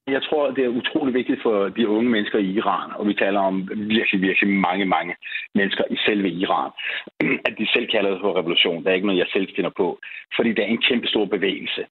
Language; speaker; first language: Danish; early bilingual, other home language; Persian